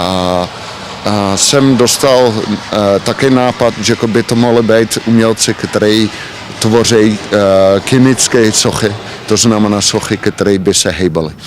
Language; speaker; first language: Czech; non-native, learner; Dutch